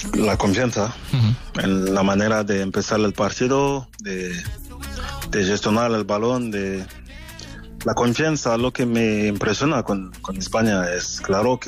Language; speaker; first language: Spanish; non-native, learner; French